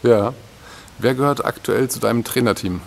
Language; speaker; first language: German; native; German